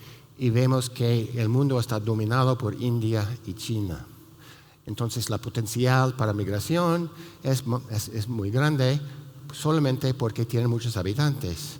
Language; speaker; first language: Spanish; non-native, fluent; English